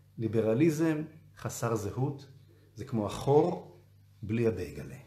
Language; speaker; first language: Hebrew; native; Hebrew